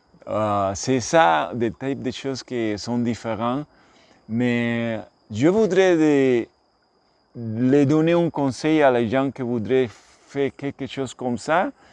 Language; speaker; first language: French; non-native, learner; English